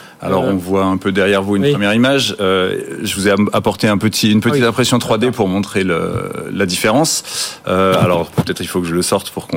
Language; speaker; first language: French; native; French